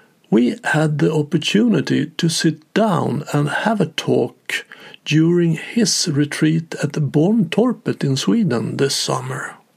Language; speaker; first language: English; non-native, fluent; Swedish